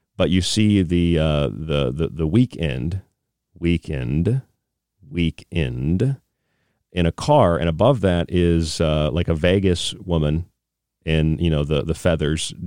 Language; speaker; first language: English; native; English